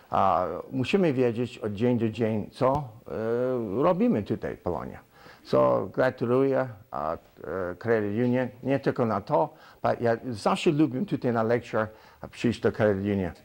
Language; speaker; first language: Polish; early bilingual, heritage; Polish